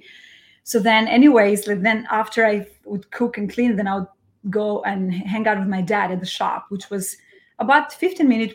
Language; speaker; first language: English; non-native, fluent; Albanian